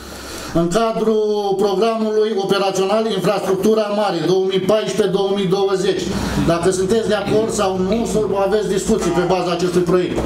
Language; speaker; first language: Romanian; native; Romanian